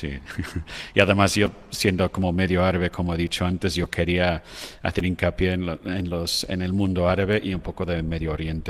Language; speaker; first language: Spanish; non-native, fluent; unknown